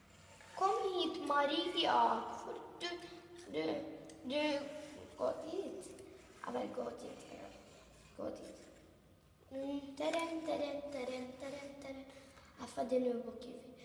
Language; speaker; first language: Norwegian; non-native, learner; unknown